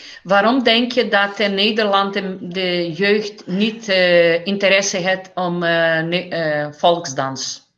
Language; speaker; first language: Dutch; early bilingual, heritage; Dutch